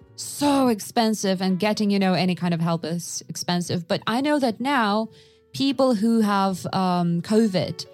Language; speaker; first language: English; non-native, fluent; Russian